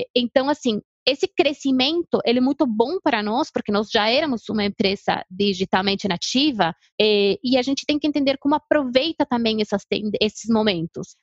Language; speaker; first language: Portuguese; non-native, fluent; Spanish